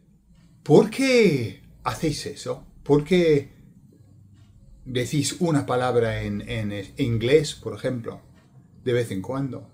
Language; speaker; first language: Spanish; non-native, fluent; English